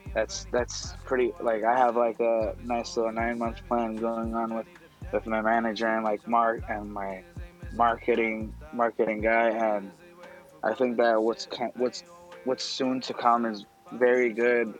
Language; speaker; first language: English; non-native, fluent; Spanish